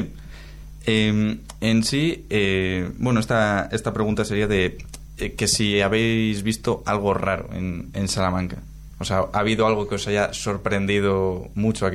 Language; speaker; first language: Spanish; native; Spanish